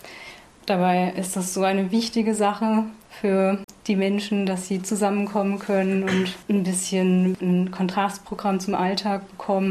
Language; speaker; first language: German; native; German